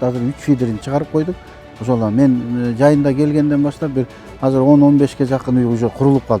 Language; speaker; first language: Kyrgyz; native; Kyrgyz